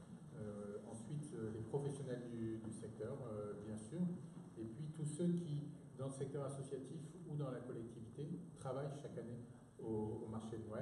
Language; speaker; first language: French; native; French